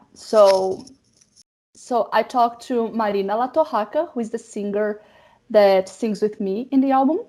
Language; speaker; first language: English; non-native, fluent; Portuguese